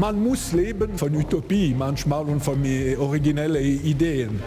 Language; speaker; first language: German; non-native, local second language; French